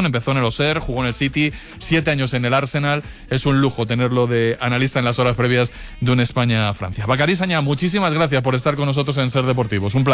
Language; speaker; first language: Spanish; native; Spanish